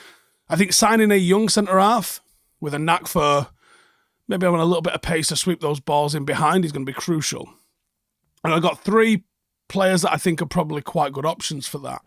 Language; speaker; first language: English; native; English